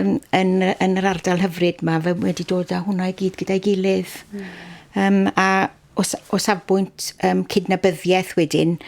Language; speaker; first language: Welsh; native; Welsh